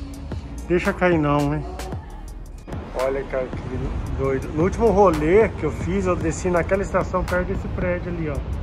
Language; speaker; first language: Portuguese; native; Portuguese